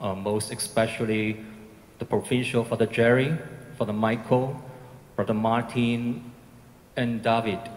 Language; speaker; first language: English; non-native, fluent; Chinese